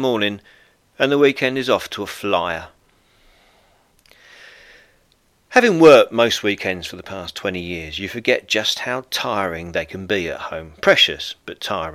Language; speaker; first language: English; native; English